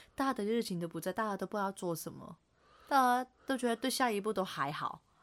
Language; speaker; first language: Chinese; native; Chinese